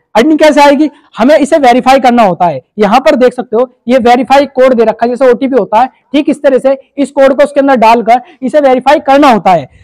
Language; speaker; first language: Hindi; native; Hindi